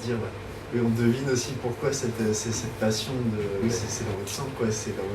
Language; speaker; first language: French; native; French